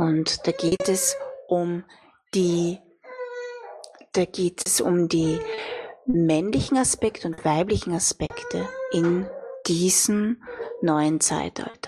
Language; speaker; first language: German; native; German